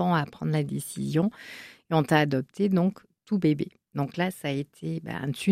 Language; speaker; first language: French; native; French